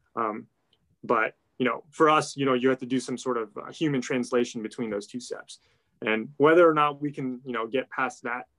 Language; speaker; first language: English; native; English